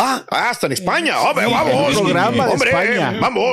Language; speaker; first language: Spanish; native; Spanish